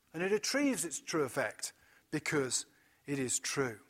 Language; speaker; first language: English; native; English